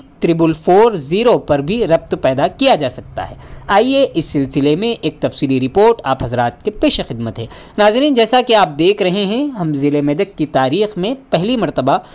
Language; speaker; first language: Urdu; native; Urdu